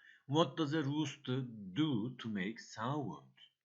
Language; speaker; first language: English; non-native, fluent; Turkish